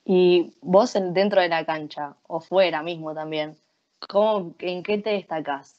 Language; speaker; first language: Spanish; native; Spanish